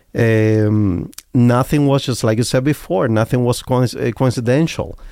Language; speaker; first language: English; non-native, fluent; Spanish